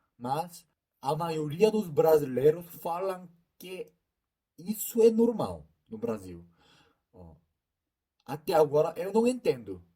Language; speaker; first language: Portuguese; non-native, learner; Korean